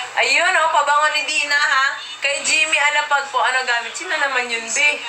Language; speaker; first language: Filipino; non-native, local second language; Cebuano